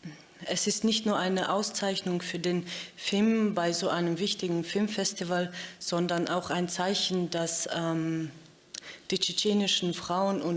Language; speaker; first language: German; non-native, fluent; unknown